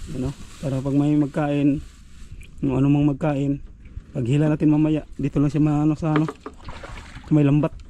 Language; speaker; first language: Filipino; non-native, local second language; Cebuano